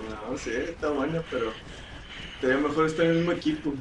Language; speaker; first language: Spanish; native; Spanish